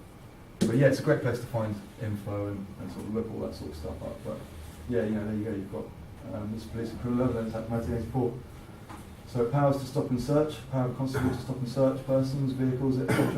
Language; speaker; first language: English; native; English